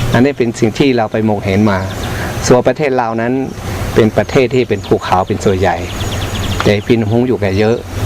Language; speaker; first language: Thai; non-native, local second language; Hmong